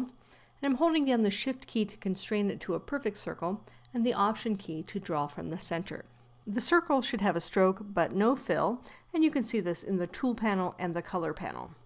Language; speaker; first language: English; native; English